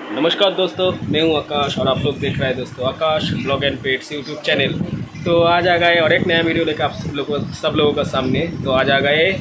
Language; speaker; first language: Hindi; non-native, local second language; Bangla